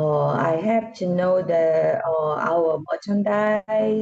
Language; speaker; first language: English; non-native, learner; Korean